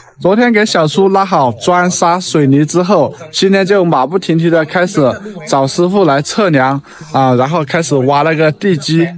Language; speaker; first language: Chinese; native; Chinese